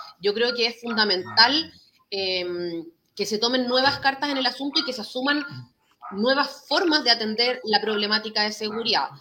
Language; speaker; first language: Spanish; native; Spanish